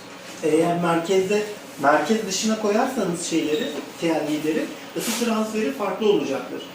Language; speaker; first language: Turkish; native; Turkish